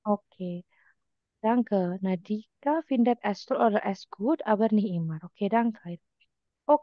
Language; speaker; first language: German; non-native, fluent; Indonesian